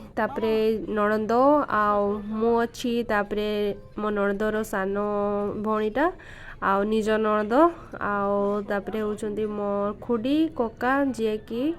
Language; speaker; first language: Odia; non-native, local second language; Santali